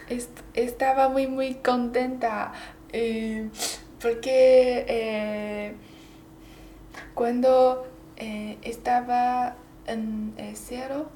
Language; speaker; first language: Spanish; non-native, learner; Chinese